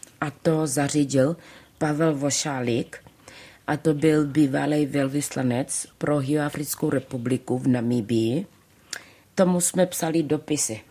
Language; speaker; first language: Czech; early bilingual, other home language; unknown